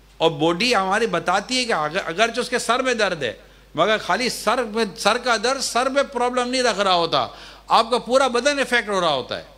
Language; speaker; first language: Urdu; native; Urdu